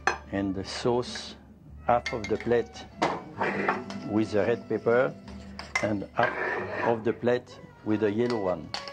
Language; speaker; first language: English; non-native, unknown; French